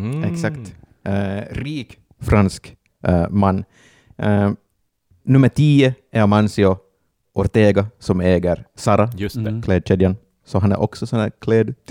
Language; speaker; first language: Swedish; native; Swedish